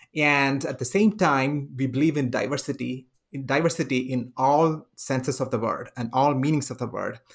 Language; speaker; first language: English; non-native, local second language; Malayalam